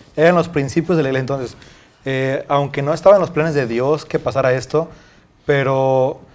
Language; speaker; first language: Spanish; native; Spanish